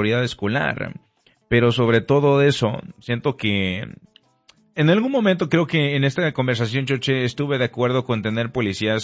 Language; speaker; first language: Spanish; early bilingual, heritage; Spanish